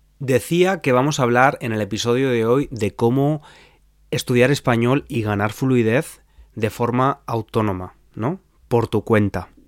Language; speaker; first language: Spanish; native; Spanish